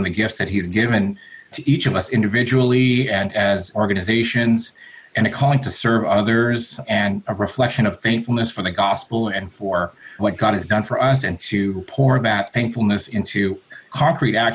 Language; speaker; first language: English; native; English